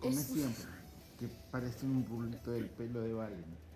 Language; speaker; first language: Spanish; native; Spanish